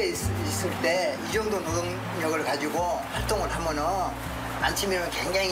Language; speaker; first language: Korean; native; Korean